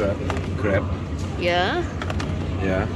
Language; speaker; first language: English; non-native, learner; Turkish